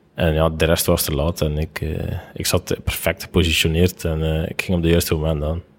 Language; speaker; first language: Dutch; native; Dutch